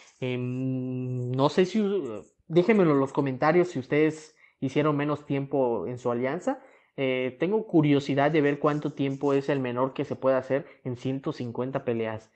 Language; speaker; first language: Spanish; native; Spanish